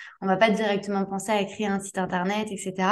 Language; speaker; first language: French; native; French